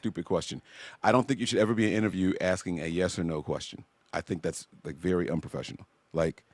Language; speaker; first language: English; native; English